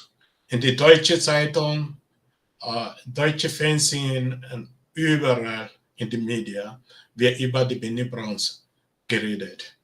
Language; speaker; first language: German; non-native, learner; Bini